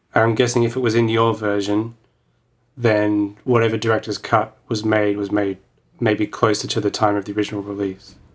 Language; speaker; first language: English; native; English